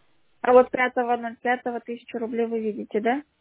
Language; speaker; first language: Russian; native; Russian